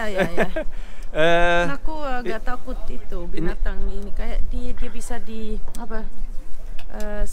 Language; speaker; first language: Indonesian; early bilingual, heritage; German